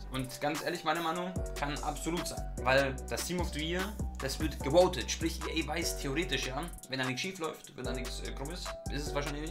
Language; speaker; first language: German; native; German